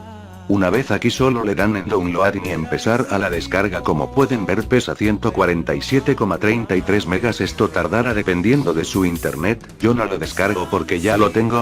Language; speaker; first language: Spanish; native; Spanish